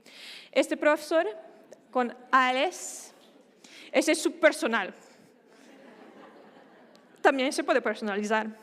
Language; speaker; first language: Spanish; non-native, fluent; Danish